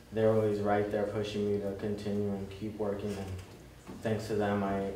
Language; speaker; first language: English; early bilingual, other home language; Spanish